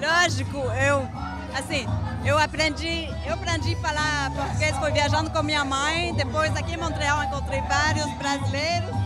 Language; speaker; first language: Portuguese; early bilingual, heritage; French